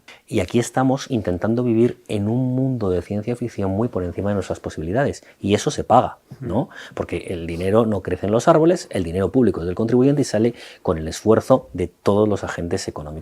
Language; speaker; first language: Spanish; native; Spanish